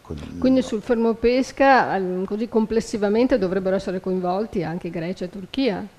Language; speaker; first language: Italian; native; Italian